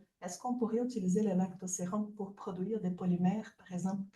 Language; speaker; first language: French; native; French